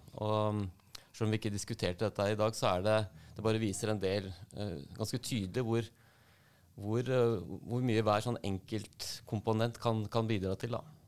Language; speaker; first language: Norwegian; native; Norwegian